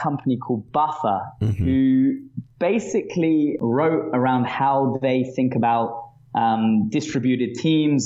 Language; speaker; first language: English; native; English